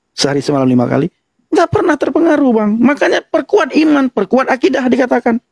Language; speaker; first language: Indonesian; non-native, local second language; Achinese